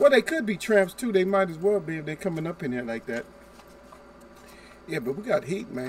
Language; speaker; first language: English; native; English